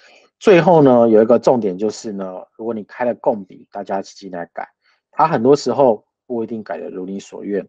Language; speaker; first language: Chinese; native; Chinese